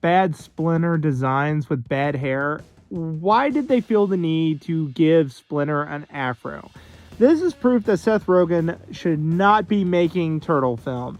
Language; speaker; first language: English; native; English